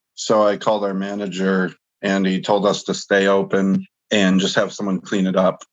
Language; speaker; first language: English; native; English